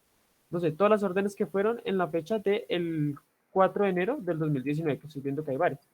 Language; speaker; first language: Spanish; native; Spanish